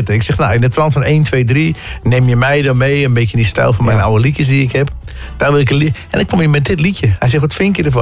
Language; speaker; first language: Dutch; early bilingual, other home language; English